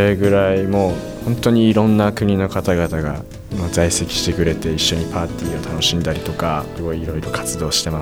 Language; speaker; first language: Japanese; native; Japanese